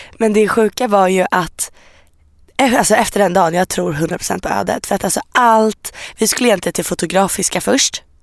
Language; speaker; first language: Swedish; early bilingual, other home language; Persian